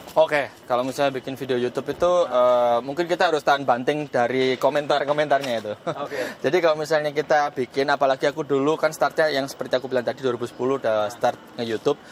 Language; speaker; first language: Indonesian; non-native, local second language; Javanese